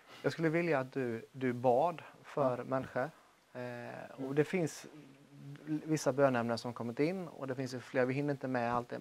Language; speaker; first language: Swedish; native; Swedish